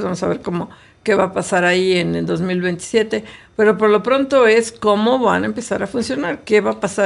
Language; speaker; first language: Spanish; native; Spanish